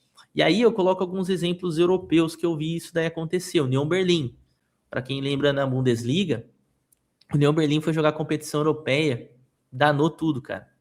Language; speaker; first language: Portuguese; native; Portuguese